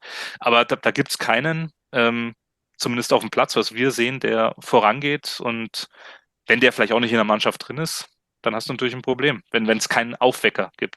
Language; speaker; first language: German; native; German